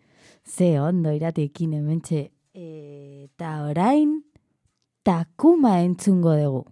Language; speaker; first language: Basque; non-native, learner; Spanish